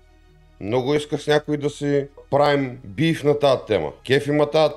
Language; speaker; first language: Bulgarian; native; Bulgarian